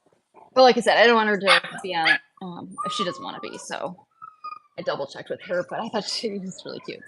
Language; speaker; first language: English; native; English